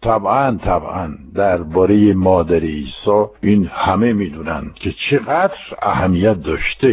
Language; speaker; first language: Persian; non-native, fluent; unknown